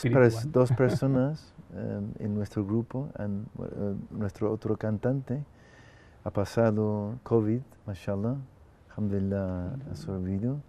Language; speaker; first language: Spanish; non-native, fluent; English